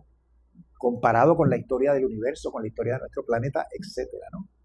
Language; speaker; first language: Spanish; native; Spanish